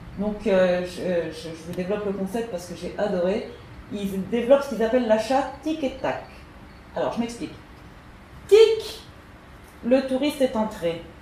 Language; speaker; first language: French; native; French